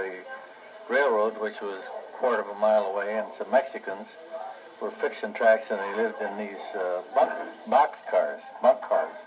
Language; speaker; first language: English; native; English